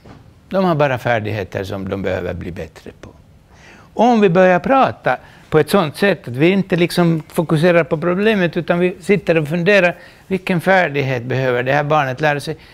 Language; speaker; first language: Swedish; non-native, local second language; Finnish